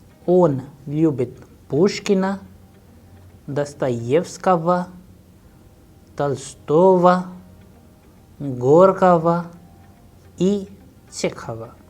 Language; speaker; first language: Russian; non-native, fluent; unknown